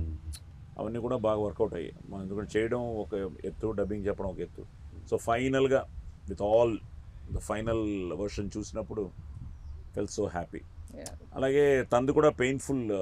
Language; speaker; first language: Telugu; native; Telugu